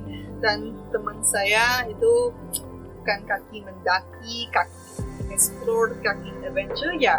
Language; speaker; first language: Indonesian; non-native, fluent; Chinese